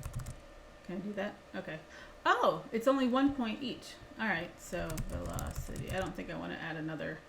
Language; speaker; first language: English; native; English